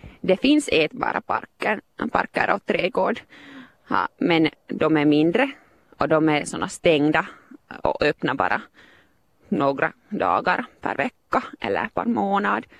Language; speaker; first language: Swedish; non-native, local second language; Finnish